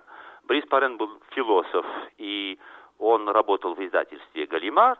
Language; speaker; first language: Russian; non-native, fluent; French